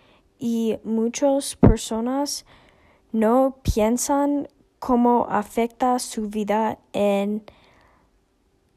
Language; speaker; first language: Spanish; non-native, learner; English